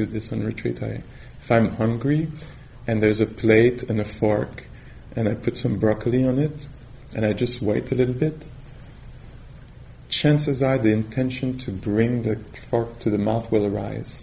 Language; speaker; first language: English; non-native, fluent; French